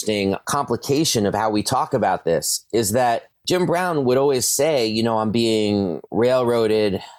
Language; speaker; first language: English; native; English